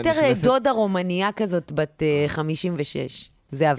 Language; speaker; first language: Hebrew; native; Hebrew